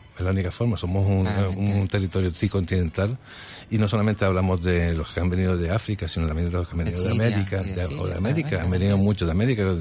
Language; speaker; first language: Spanish; early bilingual, other home language; French